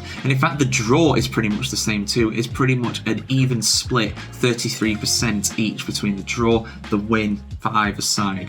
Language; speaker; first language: English; native; English